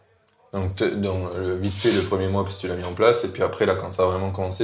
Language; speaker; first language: French; native; French